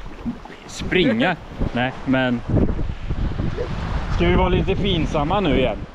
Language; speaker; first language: Swedish; native; Swedish